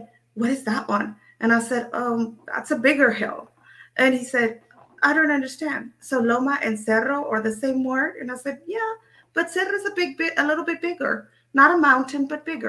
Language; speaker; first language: English; early bilingual, other home language; Spanish